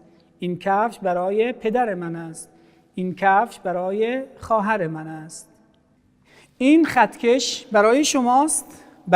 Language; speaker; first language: Persian; non-native, fluent; Arabic